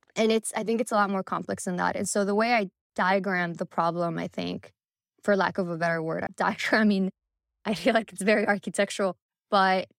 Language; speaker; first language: English; early bilingual, other home language; Spanish